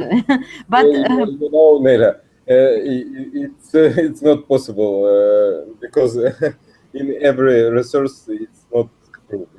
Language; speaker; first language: English; non-native, learner; Russian